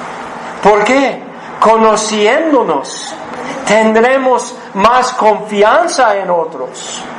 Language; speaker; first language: Spanish; non-native, fluent; English